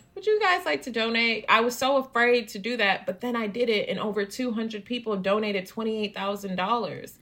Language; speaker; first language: English; native; English